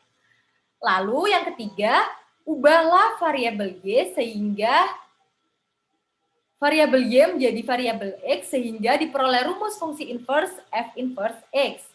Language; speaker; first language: Indonesian; native; Indonesian